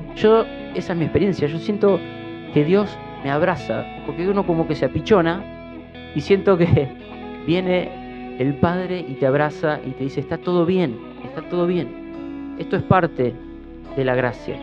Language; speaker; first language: Spanish; native; Spanish